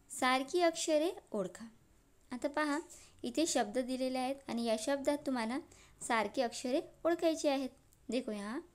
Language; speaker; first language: Marathi; non-native, local second language; Urdu